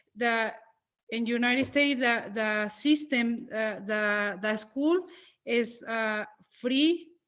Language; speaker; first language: English; non-native, learner; Spanish